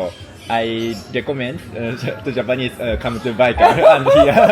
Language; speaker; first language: English; non-native, learner; Japanese